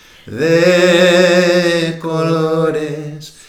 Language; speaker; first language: Spanish; non-native, fluent; English